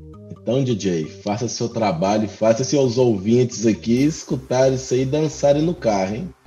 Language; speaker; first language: Portuguese; native; Portuguese